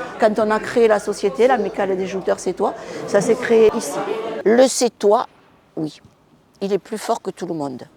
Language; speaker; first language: French; early bilingual, other home language; Spanish